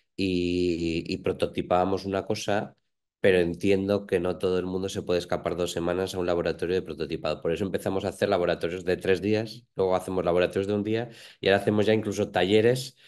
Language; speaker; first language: Spanish; native; Spanish